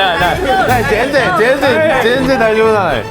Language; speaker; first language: Japanese; non-native, fluent; Korean